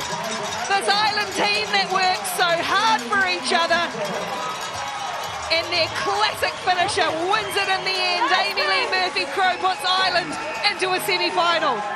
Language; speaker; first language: English; native; English